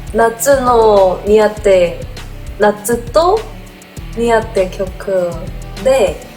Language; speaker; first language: Japanese; non-native, learner; Korean